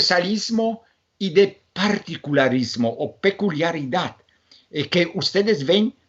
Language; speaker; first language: Spanish; non-native, fluent; Polish